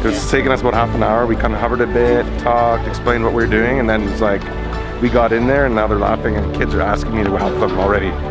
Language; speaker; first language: English; native; English